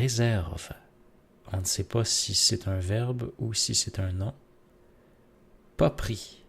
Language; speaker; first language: French; native; French